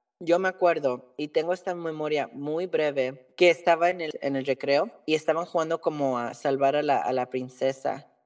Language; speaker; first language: Spanish; early bilingual, heritage; Spanish